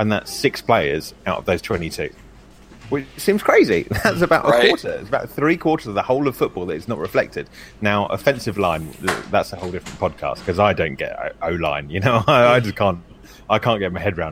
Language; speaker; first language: English; native; English